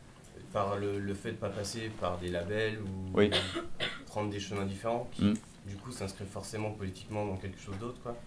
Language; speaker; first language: French; native; French